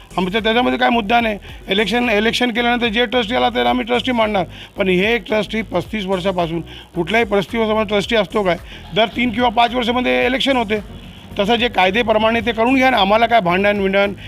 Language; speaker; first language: Marathi; non-native, local second language; Urdu